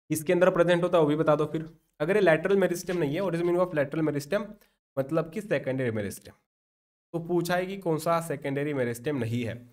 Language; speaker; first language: Hindi; non-native, local second language; Marathi